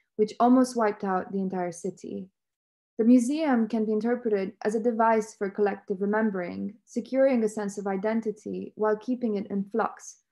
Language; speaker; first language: English; non-native, fluent; Romanian